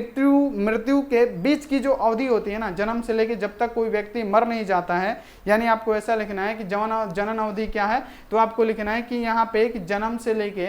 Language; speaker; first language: Hindi; native; Hindi